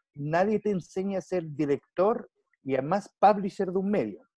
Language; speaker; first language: Spanish; early bilingual, heritage; Spanish